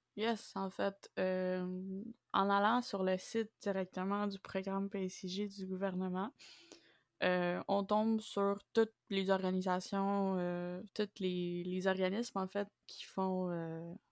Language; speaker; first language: French; early bilingual, other home language; Spanish